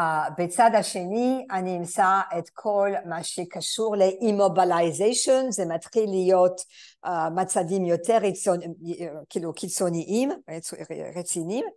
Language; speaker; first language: Hebrew; non-native, fluent; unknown